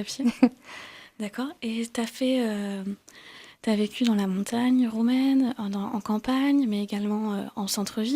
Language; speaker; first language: French; native; French